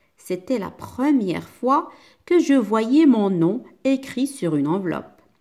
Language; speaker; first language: French; non-native, local second language; Arabic